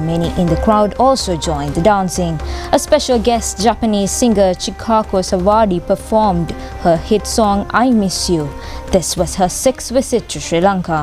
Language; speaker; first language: English; non-native, local second language; Sinhala